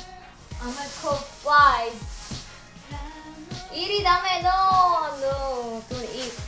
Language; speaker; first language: English; non-native, learner; Korean